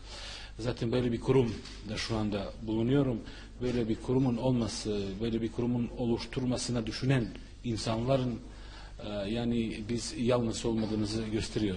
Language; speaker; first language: Turkish; non-native, fluent; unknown